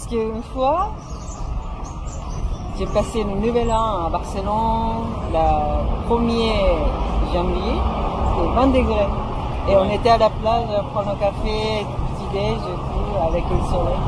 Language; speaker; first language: French; non-native, fluent; Japanese